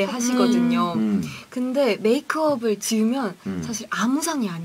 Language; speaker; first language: Korean; native; Korean